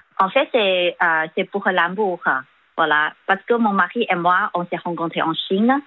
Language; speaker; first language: French; non-native, fluent; Chinese